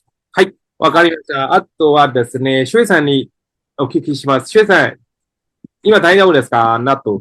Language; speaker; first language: Japanese; non-native, fluent; Burmese